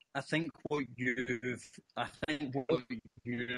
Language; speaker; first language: English; native; English